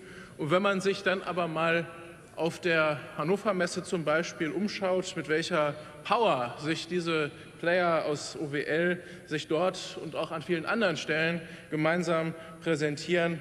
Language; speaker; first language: German; native; German